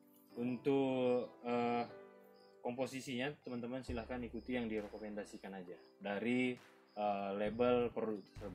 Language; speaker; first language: Indonesian; native; Indonesian